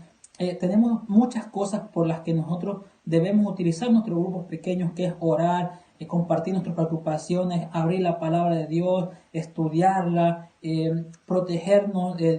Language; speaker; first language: Spanish; native; Spanish